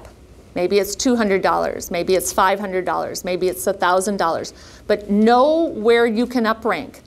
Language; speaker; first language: English; native; English